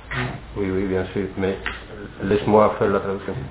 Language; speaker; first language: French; non-native, fluent; Spanish